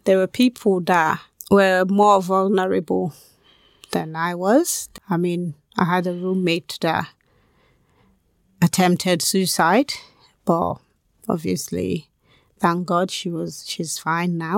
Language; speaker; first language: English; non-native, local second language; Krio